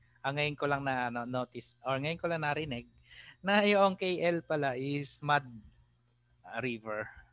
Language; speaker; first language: Filipino; native; Filipino